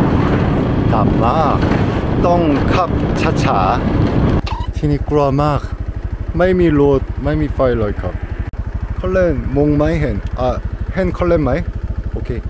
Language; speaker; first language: Thai; non-native, learner; Korean